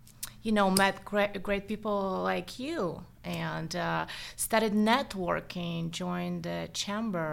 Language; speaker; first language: English; non-native, fluent; Russian